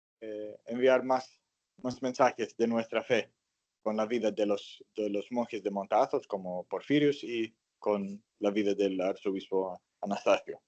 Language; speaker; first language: Spanish; non-native, learner; Greek